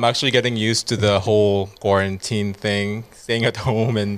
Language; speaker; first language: English; non-native, local second language; Cebuano